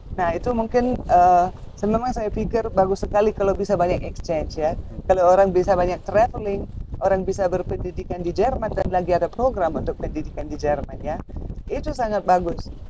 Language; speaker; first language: Indonesian; non-native, fluent; German